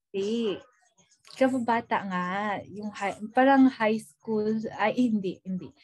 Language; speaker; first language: Filipino; non-native, local second language; Hiligaynon